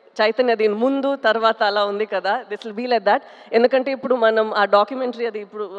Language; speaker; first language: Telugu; non-native, fluent; Tamil